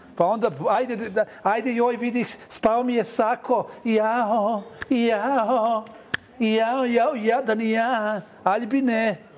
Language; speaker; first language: Serbian; native; Serbian